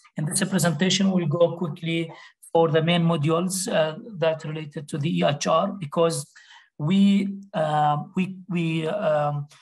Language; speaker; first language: English; non-native, fluent; Arabic